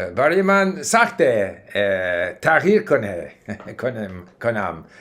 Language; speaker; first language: Persian; non-native, learner; English